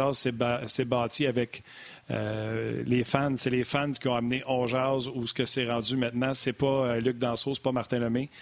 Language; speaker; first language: French; native; French